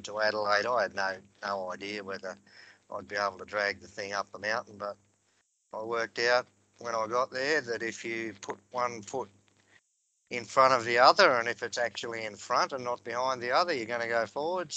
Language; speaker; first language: English; native; English